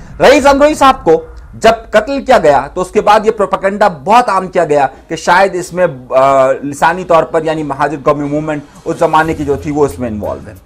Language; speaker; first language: Urdu; native; Urdu